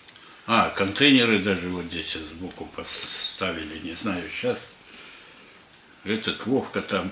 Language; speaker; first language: Russian; native; Russian